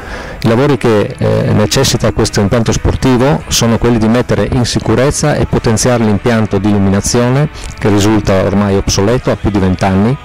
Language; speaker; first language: Italian; native; Italian